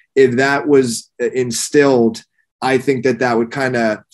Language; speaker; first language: English; native; English